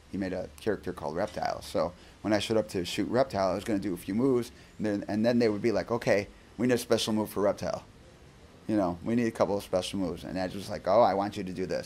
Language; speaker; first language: English; early bilingual, other home language; Spanish